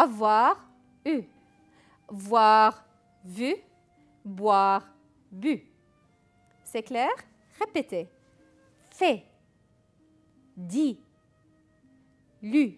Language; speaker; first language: French; non-native, fluent; Arabic